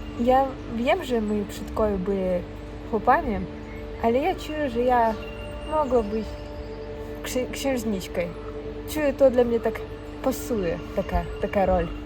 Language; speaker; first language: Polish; non-native, learner; Russian